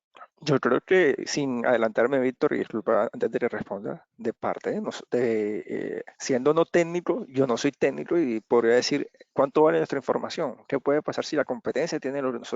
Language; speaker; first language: Spanish; native; Spanish